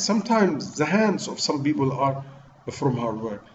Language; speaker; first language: English; non-native, fluent; Arabic